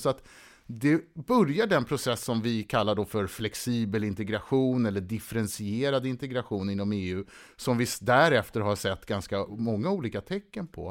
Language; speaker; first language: Swedish; native; Swedish